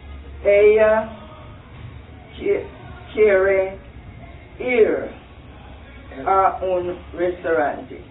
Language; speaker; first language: Spanish; non-native, learner; English